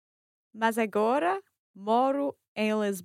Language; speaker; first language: Portuguese; non-native, learner; English